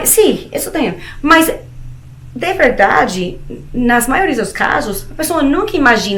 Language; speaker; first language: Portuguese; non-native, fluent; Spanish